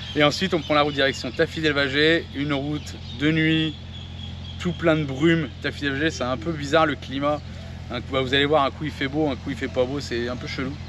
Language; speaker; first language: French; native; French